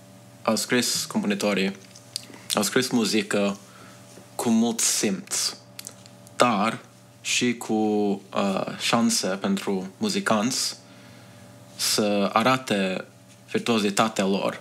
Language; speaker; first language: Romanian; early bilingual, heritage; Romanian